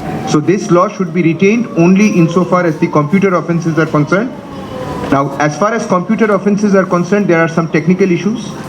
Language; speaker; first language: English; non-native, local second language; Bangla